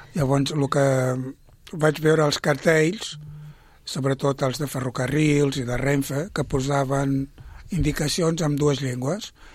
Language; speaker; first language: Catalan; non-native, fluent; Portuguese